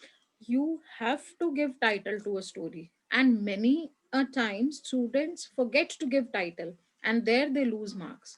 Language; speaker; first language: English; non-native, local second language; Hindi